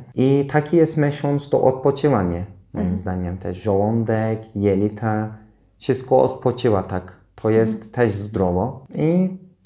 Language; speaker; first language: Polish; non-native, fluent; Turkish